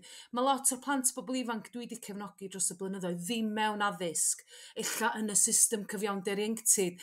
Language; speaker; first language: Welsh; native; Welsh